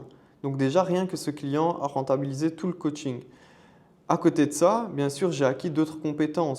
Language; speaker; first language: French; native; French